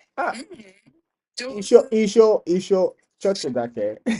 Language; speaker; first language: Japanese; non-native, learner; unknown